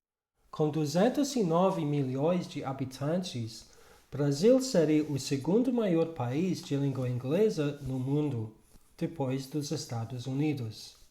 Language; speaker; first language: Portuguese; non-native, fluent; English